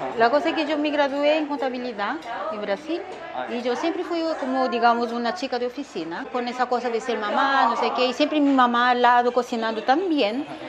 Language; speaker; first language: Spanish; non-native, fluent; Korean